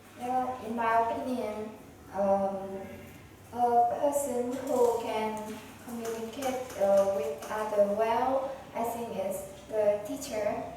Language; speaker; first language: English; non-native, learner; Vietnamese